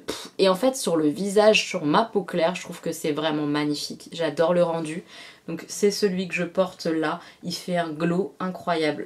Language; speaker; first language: French; native; French